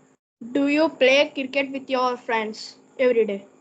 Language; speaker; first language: English; non-native, learner; Telugu